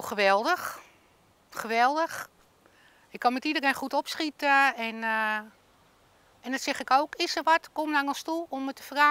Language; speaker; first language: Dutch; native; Dutch